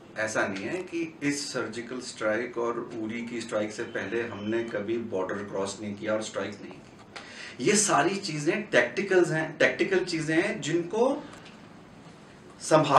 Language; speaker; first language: Hindi; native; Hindi